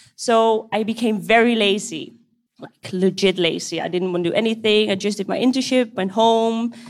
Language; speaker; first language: English; non-native, fluent; Dutch